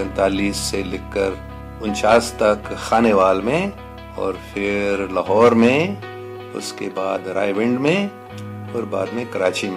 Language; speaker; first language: Hindi; non-native, local second language; English